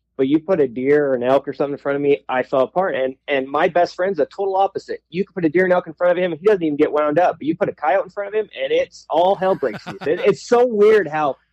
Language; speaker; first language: English; native; English